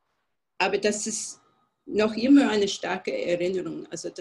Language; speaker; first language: German; non-native, fluent; English